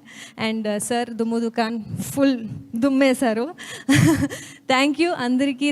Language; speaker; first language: Telugu; non-native, learner; Kannada